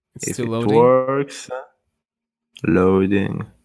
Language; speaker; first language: English; non-native, fluent; Italian